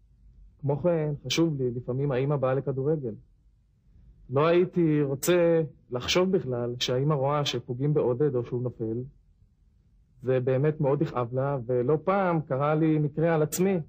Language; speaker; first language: Hebrew; native; Hebrew